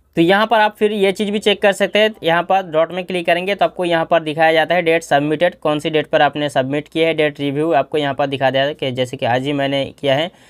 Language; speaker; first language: Hindi; native; Hindi